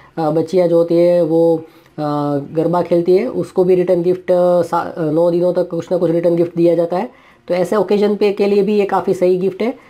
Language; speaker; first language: Hindi; non-native, local second language; Gujarati